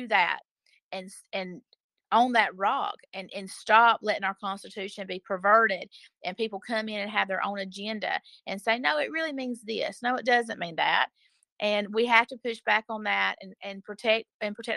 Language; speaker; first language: English; native; English